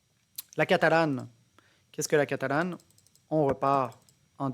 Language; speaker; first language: French; native; French